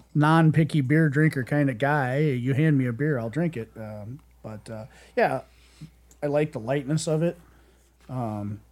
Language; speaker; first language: English; native; English